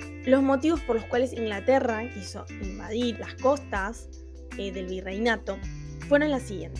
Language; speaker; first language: Spanish; native; Spanish